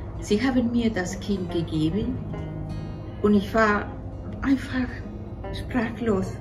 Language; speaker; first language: German; non-native, fluent; Spanish